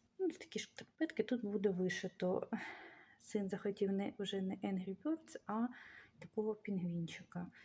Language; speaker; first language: Ukrainian; native; Ukrainian